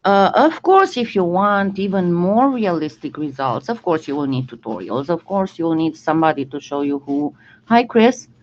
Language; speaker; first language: English; non-native, fluent; French